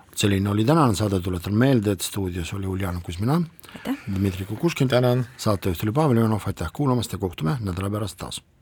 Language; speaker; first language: Estonian; non-native, local second language; Russian